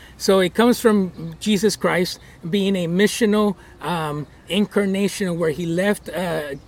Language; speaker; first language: English; early bilingual, other home language; Spanish